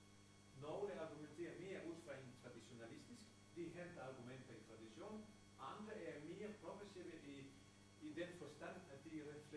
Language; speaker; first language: Danish; non-native, fluent; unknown